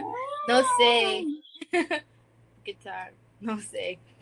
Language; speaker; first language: Spanish; non-native, learner; English